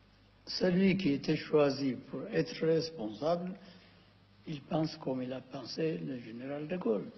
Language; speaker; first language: French; non-native, fluent; Amharic